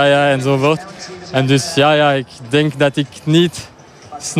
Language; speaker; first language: Dutch; non-native, local second language; French